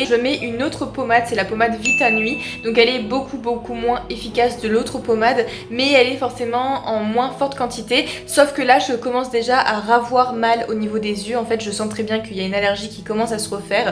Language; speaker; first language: French; native; French